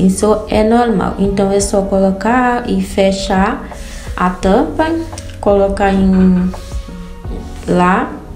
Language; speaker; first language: Portuguese; non-native, fluent; Haitian Creole